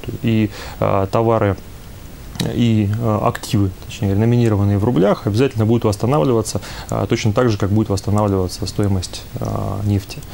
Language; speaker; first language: Russian; native; Russian